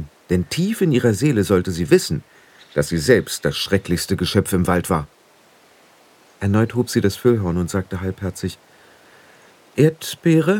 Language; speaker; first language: German; native; German